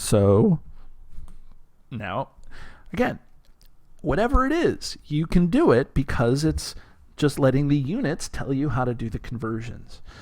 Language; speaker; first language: English; native; English